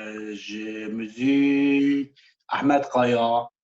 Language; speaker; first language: French; non-native, learner; Kurdish